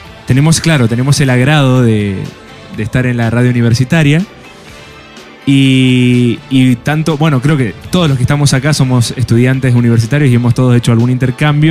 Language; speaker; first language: Spanish; native; Spanish